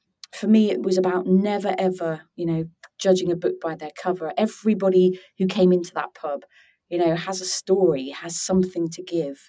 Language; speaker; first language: English; native; English